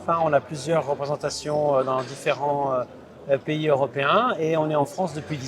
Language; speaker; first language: French; native; French